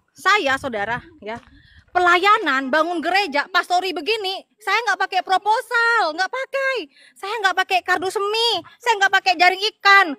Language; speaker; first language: Indonesian; non-native, local second language; Madurese